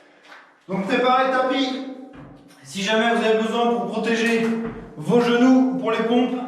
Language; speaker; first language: French; native; French